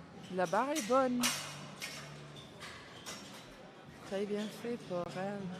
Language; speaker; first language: French; non-native, fluent; English